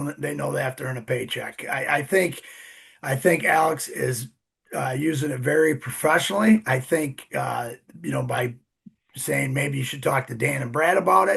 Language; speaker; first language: English; native; English